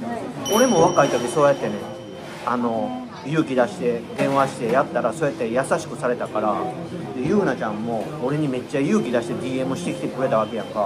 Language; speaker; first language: Japanese; native; Japanese